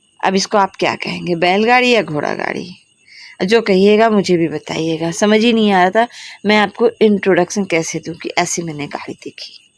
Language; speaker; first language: Hindi; native; Hindi